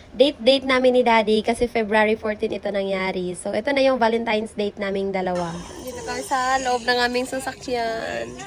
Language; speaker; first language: Filipino; native; Filipino